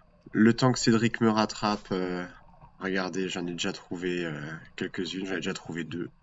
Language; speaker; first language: French; native; French